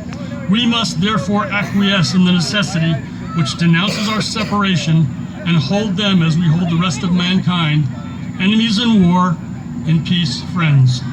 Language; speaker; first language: English; native; English